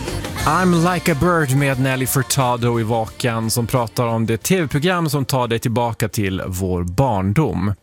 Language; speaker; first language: Swedish; native; Swedish